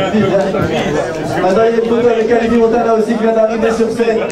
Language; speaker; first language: French; native; French